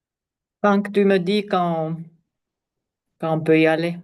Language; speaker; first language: French; non-native, fluent; Finnish